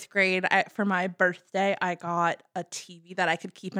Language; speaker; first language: English; native; English